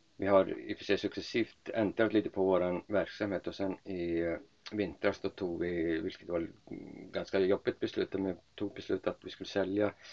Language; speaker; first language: Swedish; non-native, local second language; Icelandic